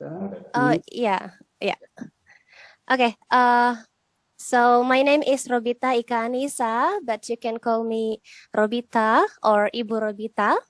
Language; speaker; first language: English; non-native, fluent; Indonesian